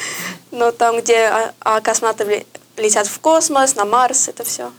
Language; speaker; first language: Russian; early bilingual, heritage; Russian